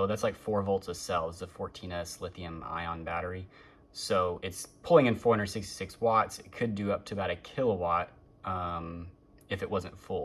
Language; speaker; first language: English; native; English